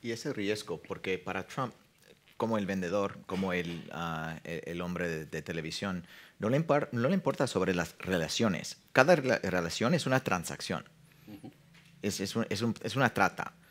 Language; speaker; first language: Spanish; non-native, fluent; English